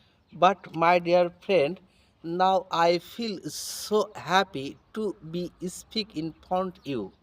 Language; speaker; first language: English; non-native, learner; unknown